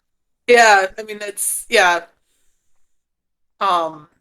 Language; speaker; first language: English; native; English